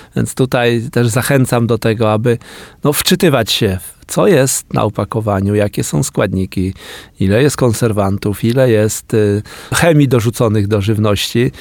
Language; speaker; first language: Polish; native; Polish